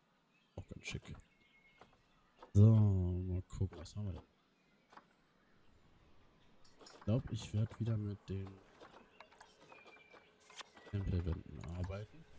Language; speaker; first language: German; native; German